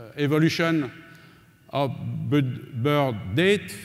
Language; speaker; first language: English; non-native, learner; French